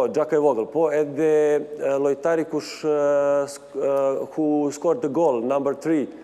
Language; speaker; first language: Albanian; non-native, learner; Serbian